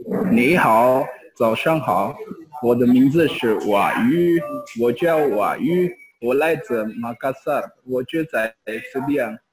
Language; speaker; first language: Chinese; non-native, learner; Indonesian